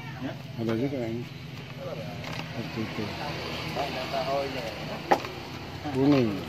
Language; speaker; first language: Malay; non-native, local second language; Achinese